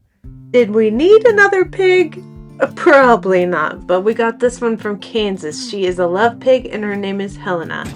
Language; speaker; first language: English; native; English